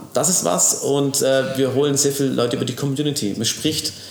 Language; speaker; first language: German; native; German